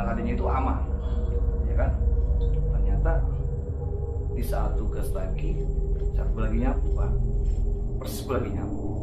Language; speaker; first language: Indonesian; native; Indonesian